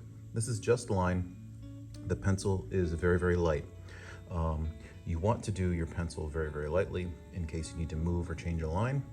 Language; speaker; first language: English; native; English